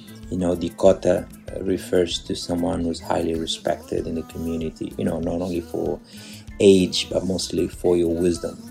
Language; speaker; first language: English; non-native, fluent; Portuguese